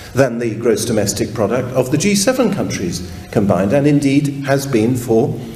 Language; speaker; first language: English; native; English